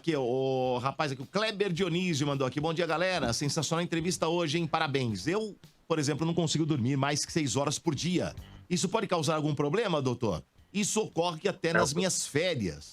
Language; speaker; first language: Portuguese; native; Portuguese